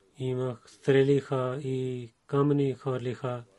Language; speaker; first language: Bulgarian; non-native, learner; Urdu